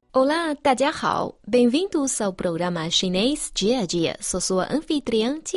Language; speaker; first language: Portuguese; non-native, fluent; Chinese